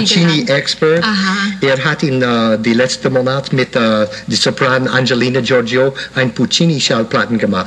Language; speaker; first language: German; non-native, learner; English